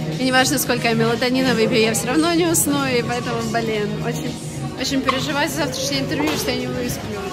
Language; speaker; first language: Russian; native; Russian